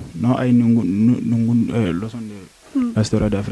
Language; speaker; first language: Spanish; non-native, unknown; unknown